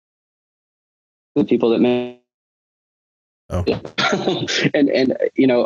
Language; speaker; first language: English; native; English